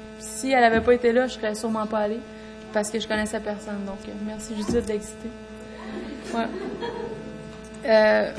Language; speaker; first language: French; native; French